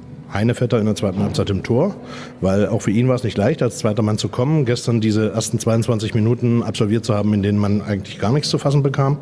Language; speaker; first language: German; native; German